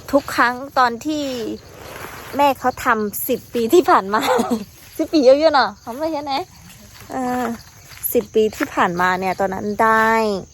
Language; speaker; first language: Thai; non-native, local second language; Shan